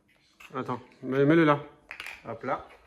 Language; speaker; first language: French; native; French